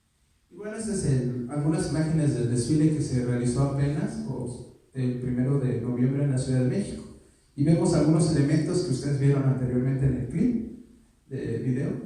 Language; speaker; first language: Spanish; native; Spanish